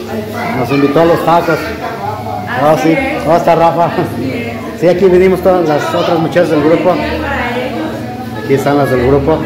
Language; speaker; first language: Spanish; native; Spanish